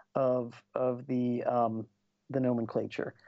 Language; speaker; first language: English; native; English